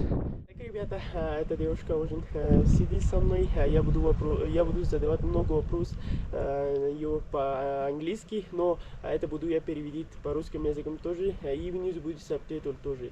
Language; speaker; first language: Russian; non-native, learner; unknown